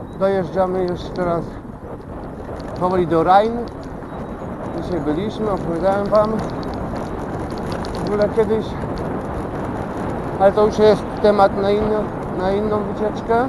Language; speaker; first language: Polish; native; Polish